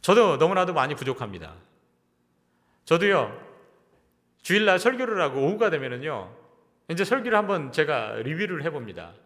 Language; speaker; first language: Korean; native; Korean